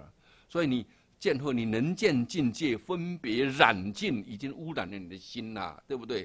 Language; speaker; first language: Chinese; native; Chinese